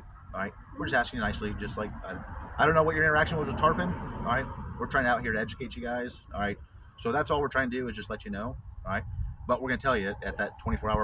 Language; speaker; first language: English; native; English